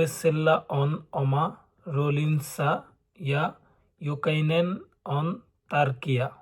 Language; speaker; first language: Finnish; non-native, learner; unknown